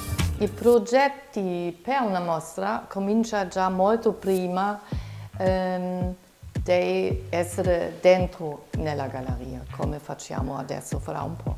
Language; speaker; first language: Italian; non-native, fluent; German